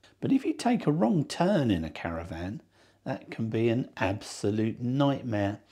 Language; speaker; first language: English; native; English